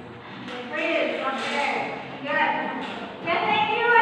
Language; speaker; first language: English; non-native, learner; Indonesian